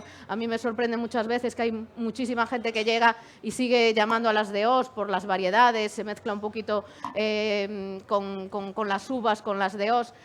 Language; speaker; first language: Spanish; native; Spanish